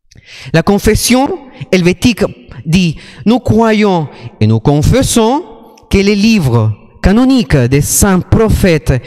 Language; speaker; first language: French; non-native, fluent; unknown